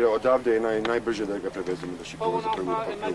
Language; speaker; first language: Bosnian; native; Bosnian